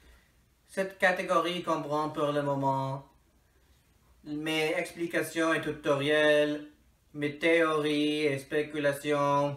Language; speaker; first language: French; non-native, fluent; English